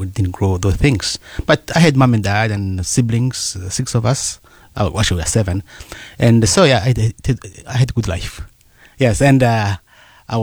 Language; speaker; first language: English; non-native, fluent; Rundi